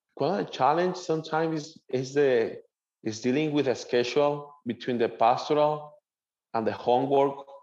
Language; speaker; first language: English; non-native, learner; Spanish